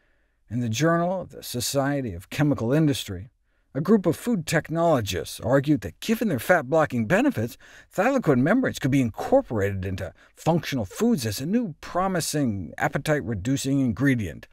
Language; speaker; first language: English; native; English